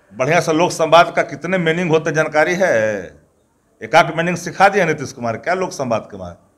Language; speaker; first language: Hindi; native; Hindi